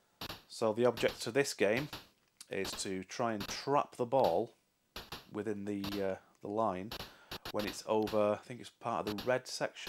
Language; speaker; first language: English; native; English